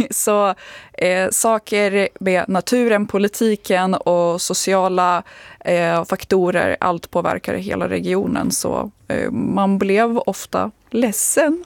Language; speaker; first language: Swedish; non-native, fluent; Lithuanian